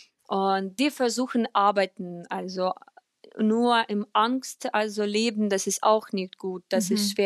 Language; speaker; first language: German; non-native, fluent; Ukrainian